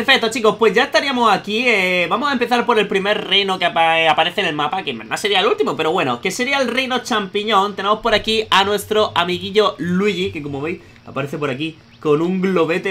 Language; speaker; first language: Spanish; native; Spanish